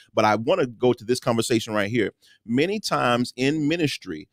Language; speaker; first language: English; native; English